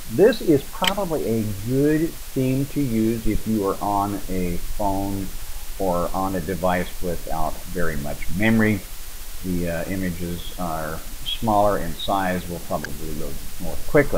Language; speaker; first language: English; native; English